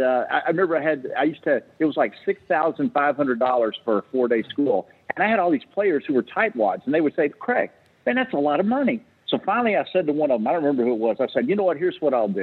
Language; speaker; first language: English; native; English